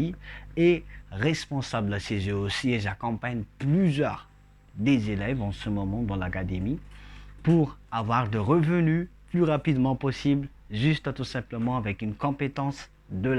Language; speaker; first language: French; non-native, local second language; Malagasy